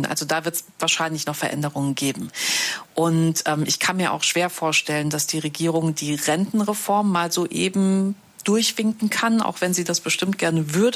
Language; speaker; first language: German; native; German